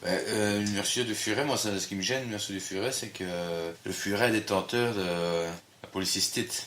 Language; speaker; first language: French; native; French